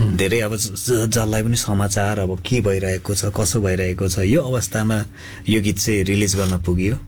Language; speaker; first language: Nepali; non-native, local second language; Limburgish